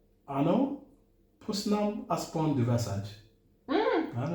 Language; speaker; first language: Slovak; non-native, learner; Akan